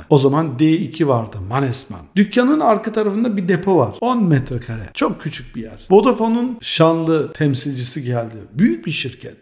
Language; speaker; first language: Turkish; early bilingual, heritage; Turkish